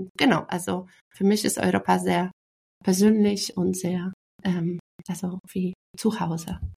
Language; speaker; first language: German; non-native, fluent; Polish